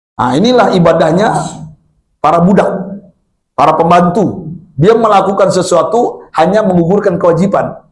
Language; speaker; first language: Indonesian; non-native, local second language; Minangkabau